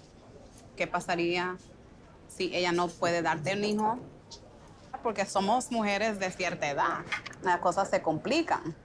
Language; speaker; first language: Spanish; native; Spanish